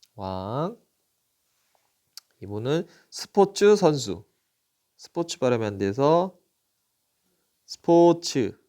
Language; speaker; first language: Korean; native; Korean